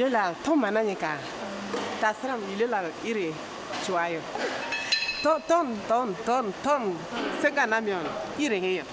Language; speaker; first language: Korean; non-native, learner; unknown